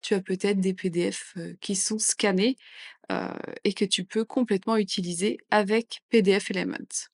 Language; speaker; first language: French; native; French